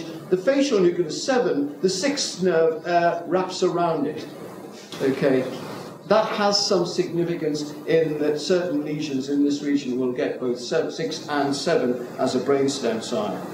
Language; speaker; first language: English; native; English